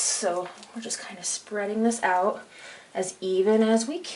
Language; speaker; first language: English; native; English